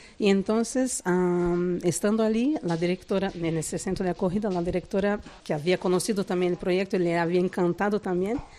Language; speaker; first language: Spanish; non-native, fluent; Portuguese